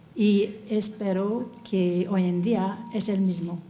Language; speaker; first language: Spanish; non-native, learner; English